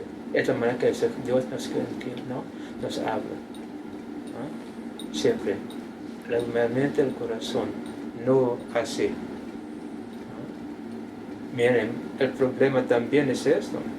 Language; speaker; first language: Spanish; non-native, learner; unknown